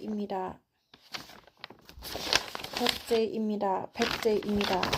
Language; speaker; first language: Korean; non-native, learner; Thai